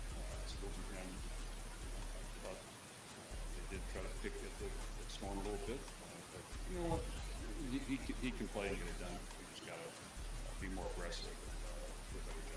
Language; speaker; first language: English; native; English